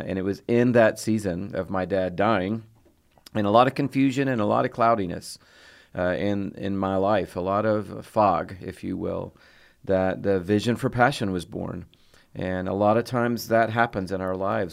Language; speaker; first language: English; native; English